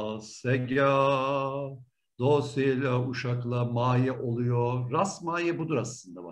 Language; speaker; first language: Turkish; native; Turkish